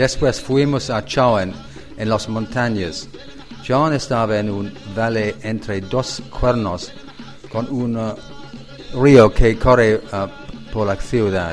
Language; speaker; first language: Spanish; non-native, learner; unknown